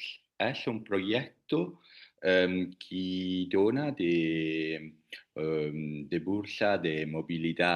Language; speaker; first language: Spanish; non-native, learner; Italian